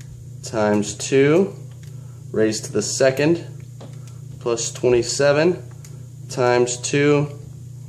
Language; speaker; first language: English; native; English